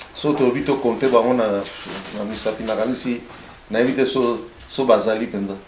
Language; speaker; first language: Lingala; native; Lingala